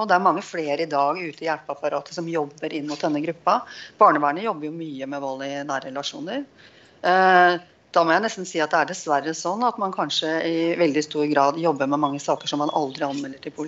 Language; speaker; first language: Norwegian; native; Norwegian